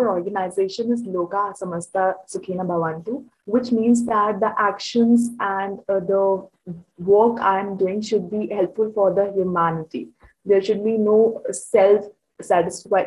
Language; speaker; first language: English; non-native, local second language; Hindi